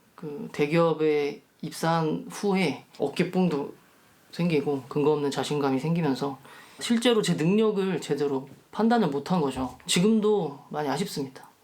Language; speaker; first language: Korean; native; Korean